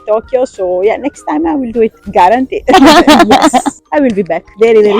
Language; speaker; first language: English; non-native, fluent; Italian